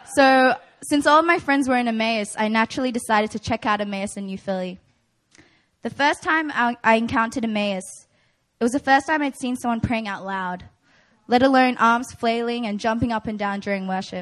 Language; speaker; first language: English; native; English